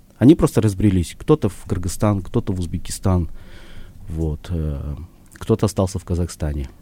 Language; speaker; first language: Russian; native; Russian